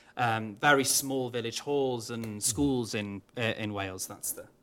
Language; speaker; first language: English; non-native, local second language; Welsh